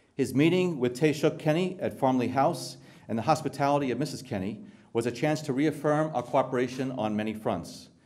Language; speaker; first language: English; native; English